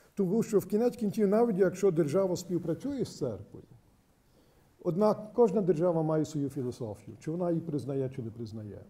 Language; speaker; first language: Ukrainian; early bilingual, heritage; Ukrainian